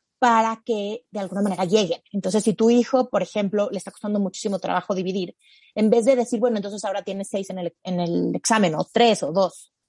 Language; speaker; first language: Spanish; native; Spanish